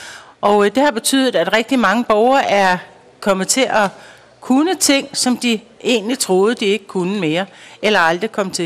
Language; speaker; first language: Danish; native; Danish